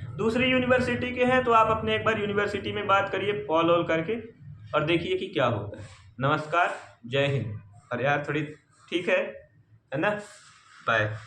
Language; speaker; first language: Hindi; native; Hindi